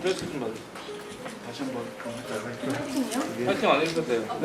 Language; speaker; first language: Korean; native; Korean